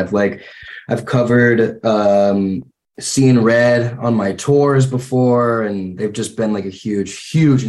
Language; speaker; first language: English; native; English